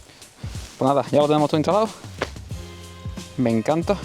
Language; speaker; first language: Spanish; native; Spanish